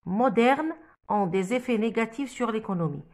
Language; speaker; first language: French; non-native, local second language; Arabic